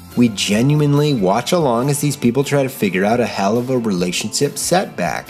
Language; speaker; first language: English; native; English